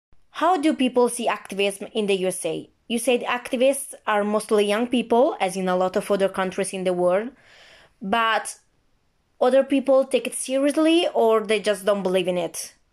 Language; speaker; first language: English; non-native, fluent; Italian